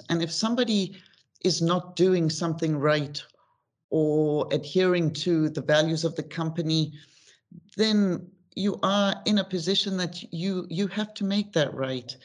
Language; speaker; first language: English; native; English